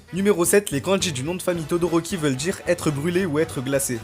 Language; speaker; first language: French; native; French